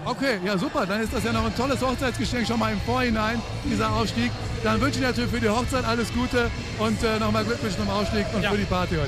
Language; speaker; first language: German; native; German